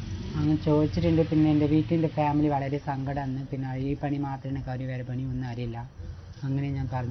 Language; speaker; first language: Malayalam; non-native, learner; Tamil